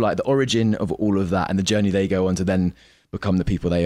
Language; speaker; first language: English; native; English